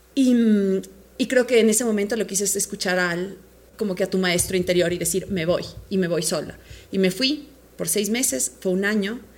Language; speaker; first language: Spanish; native; Spanish